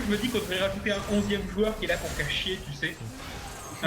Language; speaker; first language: French; native; French